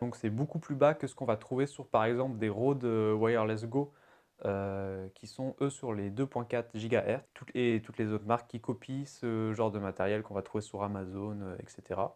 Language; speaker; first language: French; native; French